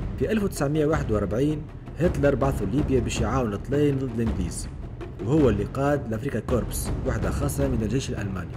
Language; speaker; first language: Arabic; native; Arabic